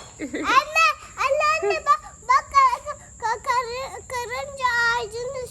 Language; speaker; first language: Turkish; early bilingual, heritage; Turkish